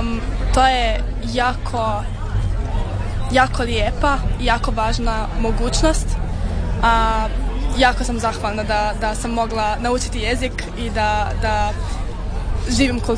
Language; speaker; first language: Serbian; early bilingual, heritage; Serbian